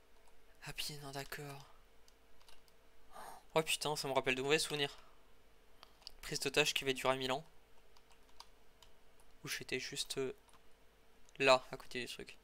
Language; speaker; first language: French; native; French